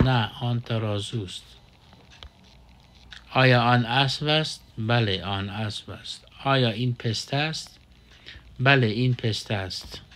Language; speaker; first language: Persian; non-native, fluent; Urdu